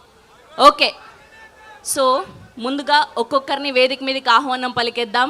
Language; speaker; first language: Telugu; native; Telugu